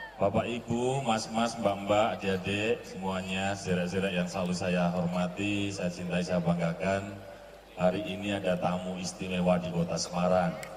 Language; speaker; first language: Indonesian; non-native, local second language; Javanese